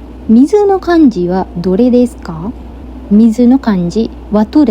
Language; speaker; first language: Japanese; non-native, fluent; Sinhala